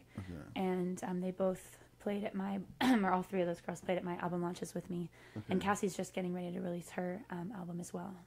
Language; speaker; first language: English; native; English